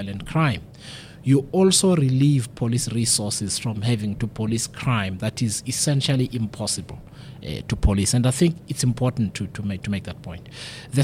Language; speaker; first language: English; non-native, local second language; Xhosa